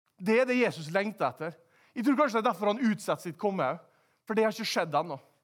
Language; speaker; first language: Norwegian; native; Norwegian